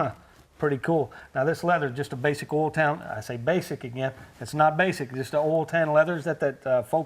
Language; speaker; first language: English; native; English